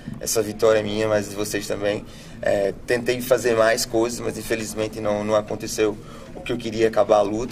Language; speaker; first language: Portuguese; native; Portuguese